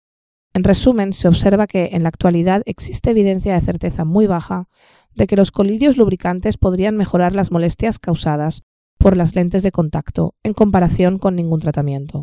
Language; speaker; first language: Spanish; native; Spanish